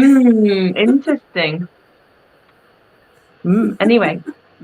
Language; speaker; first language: English; native; English